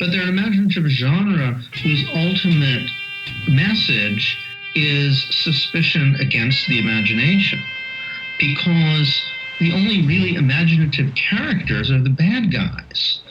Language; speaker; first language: English; native; English